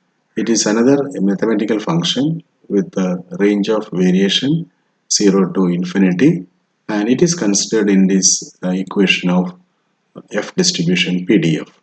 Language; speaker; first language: English; non-native, local second language; Malayalam